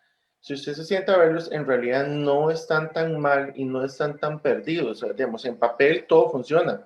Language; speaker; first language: Spanish; native; Spanish